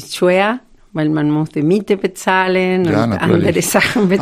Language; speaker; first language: German; non-native, fluent; Spanish